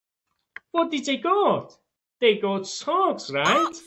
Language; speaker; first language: English; non-native, fluent; Tajik